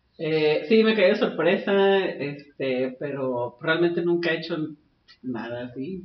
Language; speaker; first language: Spanish; native; Spanish